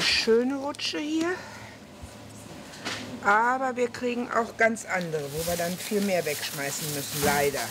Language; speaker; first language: German; native; German